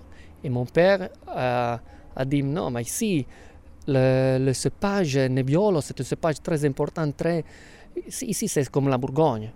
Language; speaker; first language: French; non-native, fluent; Italian